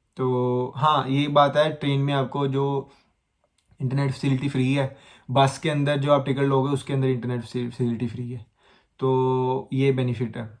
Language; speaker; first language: Hindi; non-native, local second language; Punjabi